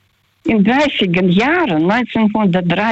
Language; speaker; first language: German; non-native, fluent; Russian